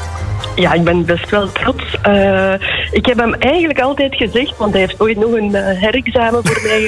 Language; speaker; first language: Dutch; non-native, fluent; German